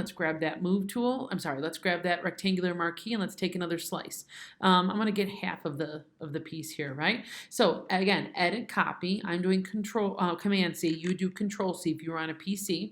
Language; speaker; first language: English; native; English